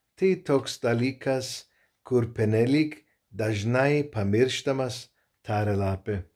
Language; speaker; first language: Lithuanian; non-native, learner; Turkish